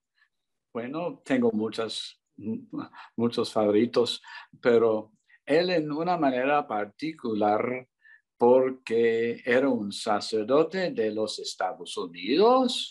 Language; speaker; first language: Spanish; non-native, learner; English